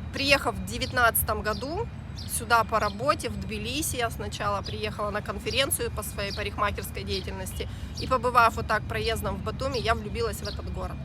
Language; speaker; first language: Russian; native; Russian